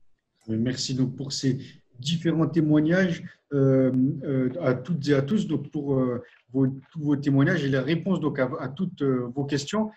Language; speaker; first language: French; native; French